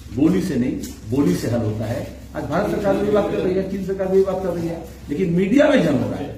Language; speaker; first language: Hindi; non-native, local second language; Bangla